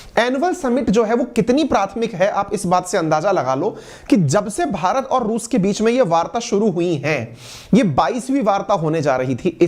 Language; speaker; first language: Hindi; native; Hindi